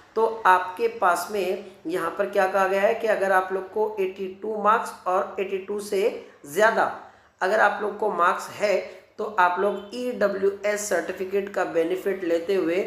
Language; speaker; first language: Hindi; non-native, local second language; Marathi